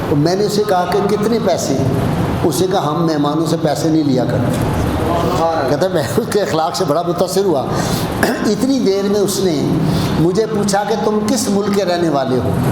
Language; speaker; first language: Urdu; non-native, local second language; Punjabi